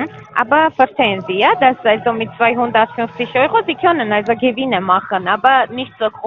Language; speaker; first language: German; non-native, learner; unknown